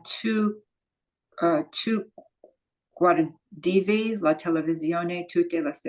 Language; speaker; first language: Italian; non-native, learner; English